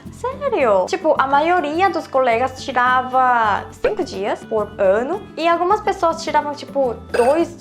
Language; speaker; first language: Portuguese; non-native, fluent; Korean